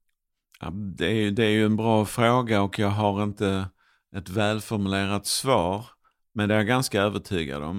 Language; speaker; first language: Swedish; native; Swedish